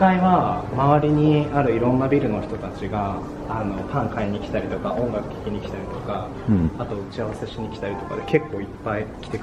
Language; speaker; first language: Japanese; native; Japanese